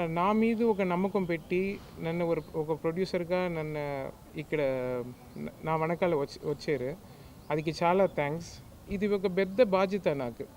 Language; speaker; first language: Telugu; non-native, learner; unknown